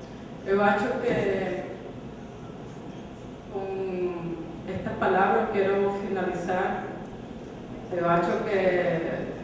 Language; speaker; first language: Portuguese; non-native, fluent; Spanish